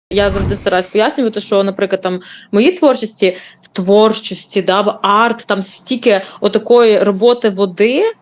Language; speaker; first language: Ukrainian; native; Ukrainian